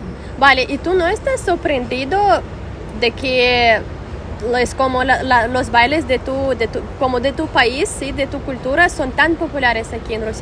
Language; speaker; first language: Spanish; non-native, fluent; Russian